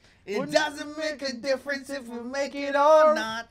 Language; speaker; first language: English; native; English